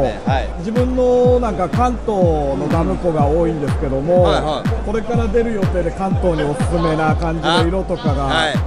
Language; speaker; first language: Japanese; native; Japanese